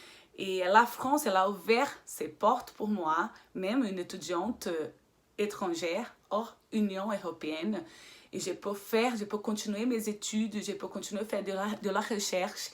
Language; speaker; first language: French; non-native, fluent; Portuguese